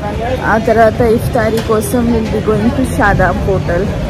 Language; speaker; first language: Telugu; non-native, local second language; Urdu